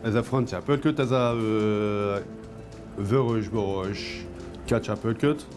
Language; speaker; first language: Hungarian; non-native, learner; French